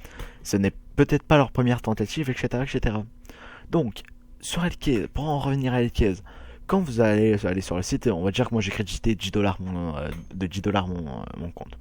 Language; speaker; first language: French; native; French